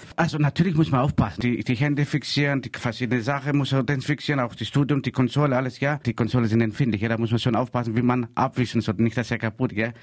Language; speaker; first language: German; non-native, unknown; Greek